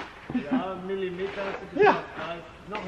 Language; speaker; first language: German; native; German